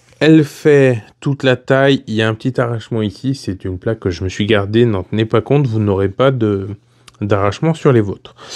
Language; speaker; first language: French; native; French